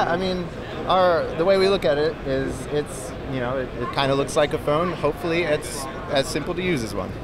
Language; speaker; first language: English; native; English